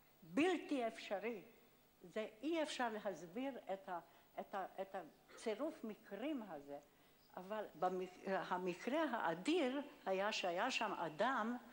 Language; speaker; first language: Hebrew; non-native, fluent; Hungarian